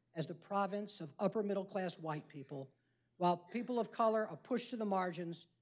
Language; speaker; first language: English; native; English